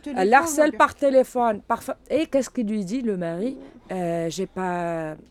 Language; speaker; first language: French; non-native, local second language; Arabic